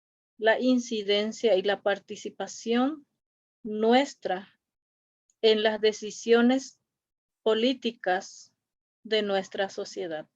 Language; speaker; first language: Spanish; non-native, local second language; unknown